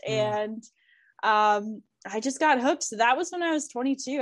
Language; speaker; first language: English; native; English